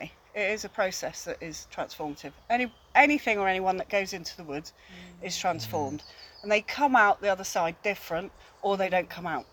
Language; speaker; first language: English; native; English